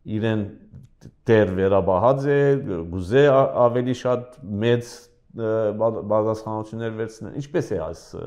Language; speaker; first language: Armenian; early bilingual, heritage; Armenian